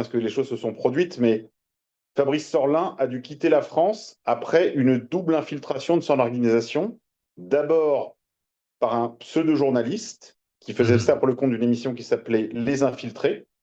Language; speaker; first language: French; native; French